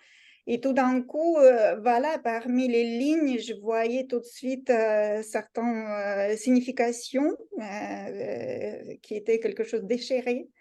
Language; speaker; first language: French; non-native, fluent; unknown